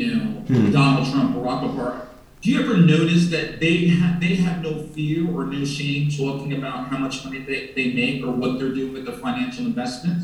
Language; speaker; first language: English; native; English